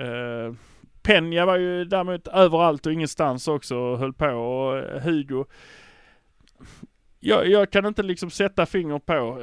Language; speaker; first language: Swedish; native; Swedish